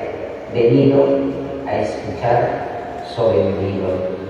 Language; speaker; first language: Spanish; non-native, local second language; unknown